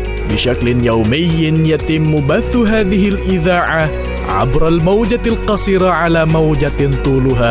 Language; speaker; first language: Arabic; non-native, fluent; Indonesian